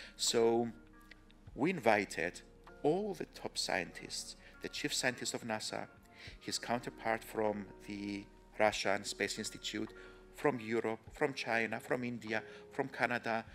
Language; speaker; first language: English; non-native, fluent; Greek